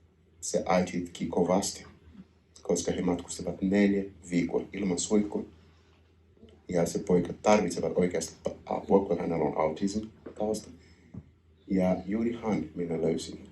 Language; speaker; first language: Finnish; non-native, learner; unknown